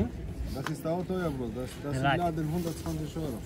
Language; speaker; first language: German; non-native, learner; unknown